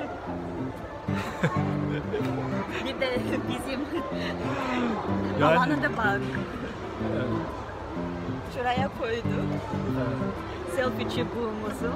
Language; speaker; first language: Turkish; non-native, learner; Russian